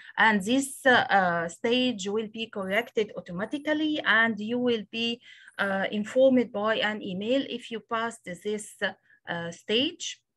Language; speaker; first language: English; non-native, local second language; Arabic